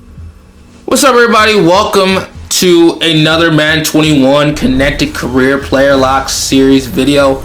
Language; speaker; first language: English; native; English